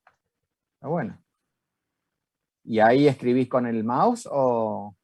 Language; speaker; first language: Spanish; native; Spanish